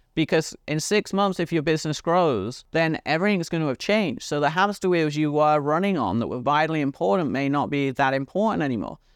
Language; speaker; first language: English; native; English